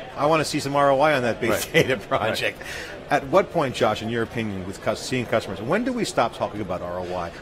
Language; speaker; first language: English; native; English